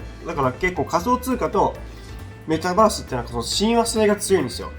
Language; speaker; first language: Japanese; native; Japanese